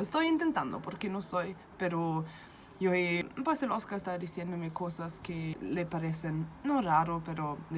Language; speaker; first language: Spanish; non-native, fluent; German